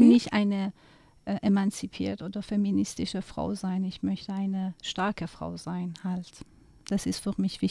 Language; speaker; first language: German; non-native, fluent; Persian